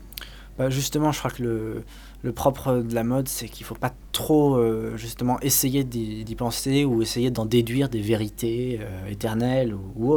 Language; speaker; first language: French; native; French